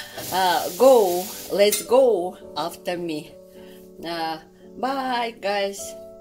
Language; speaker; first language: English; non-native, learner; Russian